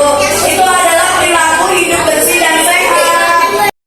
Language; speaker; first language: Indonesian; native; Indonesian